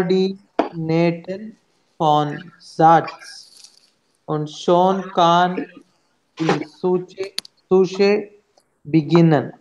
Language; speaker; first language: German; non-native, learner; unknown